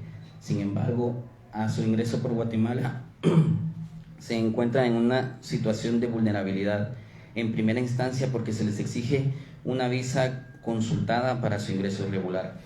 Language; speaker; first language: Spanish; native; Spanish